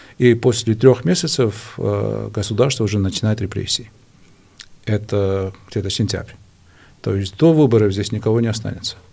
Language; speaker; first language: Russian; non-native, local second language; Georgian